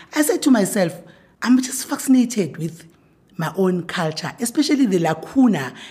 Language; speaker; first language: English; non-native, local second language; Zulu